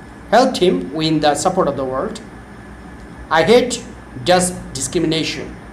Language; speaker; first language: English; non-native, local second language; Bangla